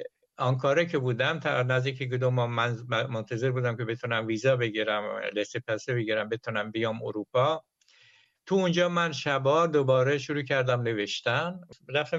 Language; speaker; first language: Persian; native; Persian